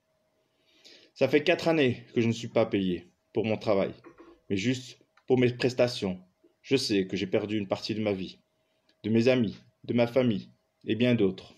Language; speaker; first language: French; non-native, local second language; Kabyle